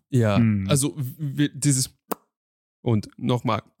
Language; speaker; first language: German; non-native, fluent; Hungarian